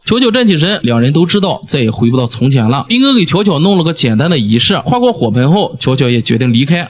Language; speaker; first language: Chinese; native; Chinese